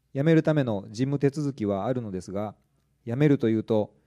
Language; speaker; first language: Japanese; native; Japanese